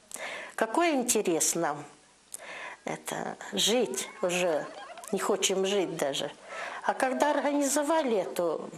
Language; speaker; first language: Russian; native; Russian